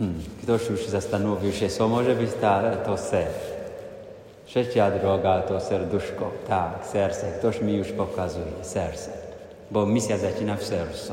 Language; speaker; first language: Polish; non-native, fluent; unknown